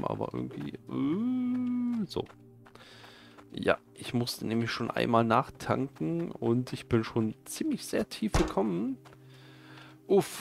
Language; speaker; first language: German; native; German